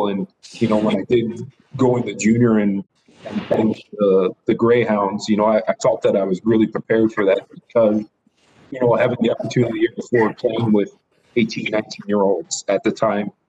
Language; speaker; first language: English; native; English